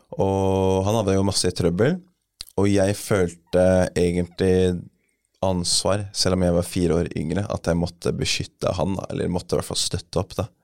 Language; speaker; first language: Norwegian; early bilingual, other home language; English